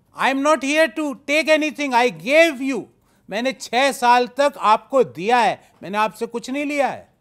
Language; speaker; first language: Hindi; native; Hindi